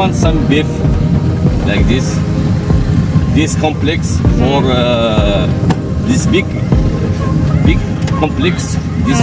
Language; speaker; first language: English; non-native, learner; Arabic